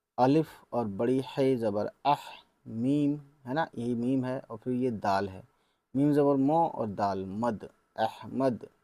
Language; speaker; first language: Hindi; native; Hindi